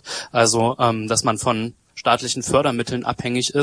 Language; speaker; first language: German; native; German